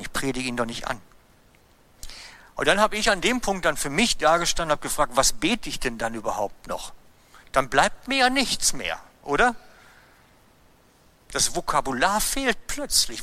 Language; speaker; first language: German; native; German